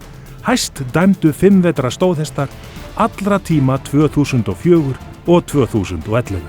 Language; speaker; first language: Icelandic; native; Icelandic